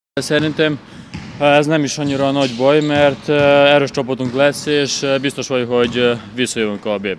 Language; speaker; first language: Hungarian; non-native, fluent; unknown